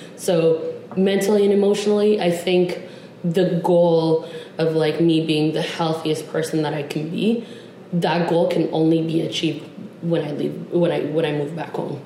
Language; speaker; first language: English; non-native, local second language; Tigrinya